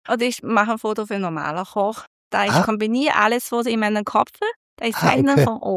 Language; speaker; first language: German; non-native, learner; Chinese